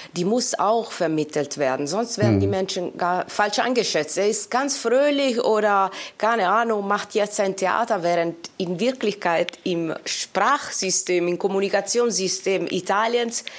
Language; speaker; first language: German; non-native, fluent; Italian